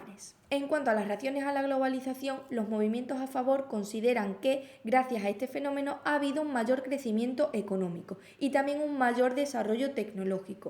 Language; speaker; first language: Spanish; native; Spanish